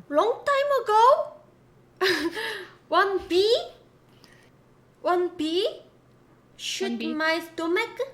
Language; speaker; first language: English; non-native, learner; Korean